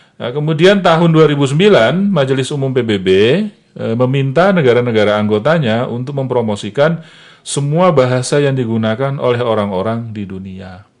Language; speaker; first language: Indonesian; non-native, local second language; Malay